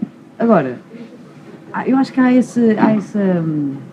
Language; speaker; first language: Portuguese; native; Portuguese